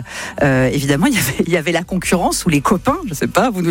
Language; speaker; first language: French; native; French